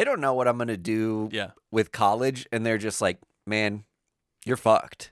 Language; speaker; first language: English; native; English